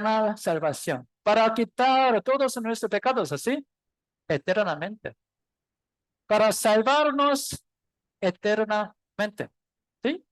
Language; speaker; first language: Spanish; non-native, learner; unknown